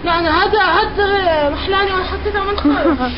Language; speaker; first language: Arabic; early bilingual, heritage; Arabic